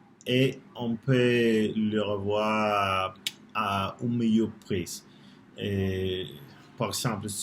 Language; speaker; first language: French; non-native, learner; Spanish